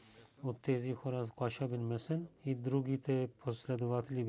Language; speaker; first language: Bulgarian; non-native, learner; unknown